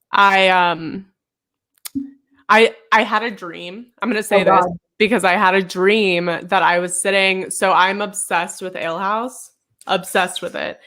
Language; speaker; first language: English; native; English